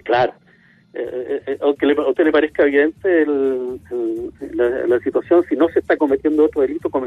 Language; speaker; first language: Spanish; native; Spanish